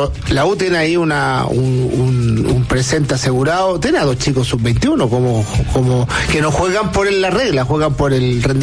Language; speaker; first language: Spanish; native; Spanish